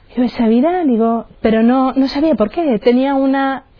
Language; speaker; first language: Spanish; non-native, fluent; Czech